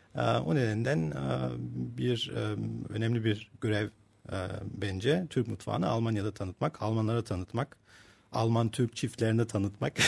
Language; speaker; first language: Turkish; early bilingual, heritage; Turkish